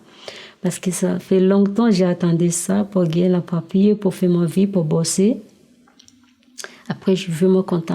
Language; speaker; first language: French; non-native, learner; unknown